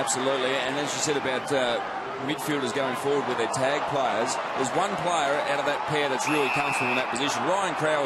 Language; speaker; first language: English; native; English